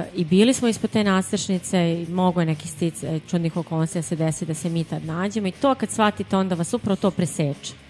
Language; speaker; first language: Serbian; native; Serbian